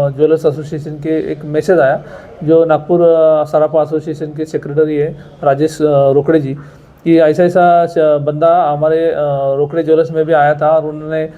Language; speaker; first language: Hindi; non-native, local second language; Marathi